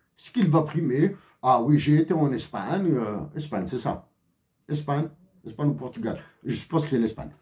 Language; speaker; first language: French; non-native, local second language; Kabyle